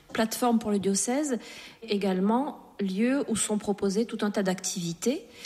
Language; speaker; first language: French; native; French